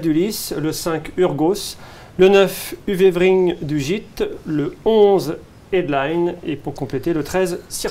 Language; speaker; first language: French; native; French